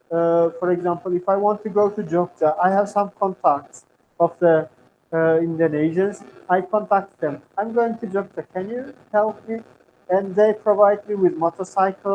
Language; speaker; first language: English; non-native, fluent; Turkmen